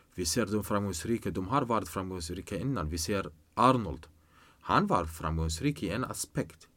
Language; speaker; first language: Swedish; non-native, fluent; Arabic